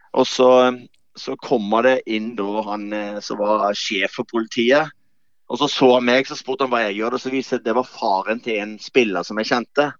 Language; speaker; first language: Norwegian; native; Norwegian